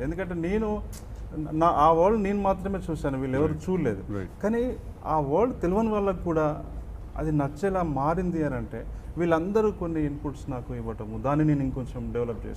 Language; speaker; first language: Telugu; native; Telugu